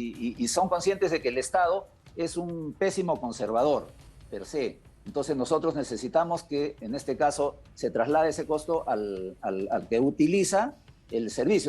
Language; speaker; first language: Spanish; native; Spanish